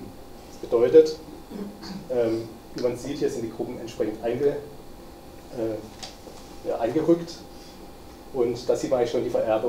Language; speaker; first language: German; native; German